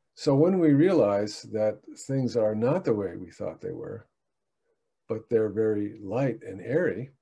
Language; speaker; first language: English; native; English